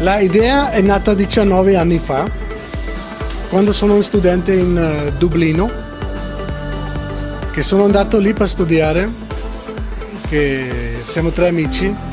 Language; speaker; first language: Italian; non-native, learner; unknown